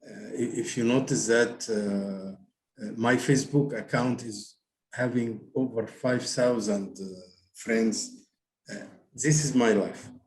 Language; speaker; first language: English; non-native, learner; Arabic